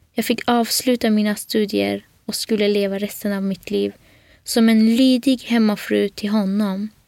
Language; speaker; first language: Swedish; non-native, fluent; Persian